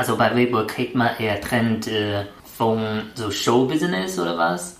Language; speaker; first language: German; non-native, fluent; Chinese